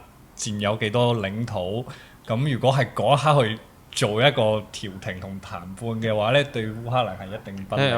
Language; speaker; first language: Cantonese; native; Cantonese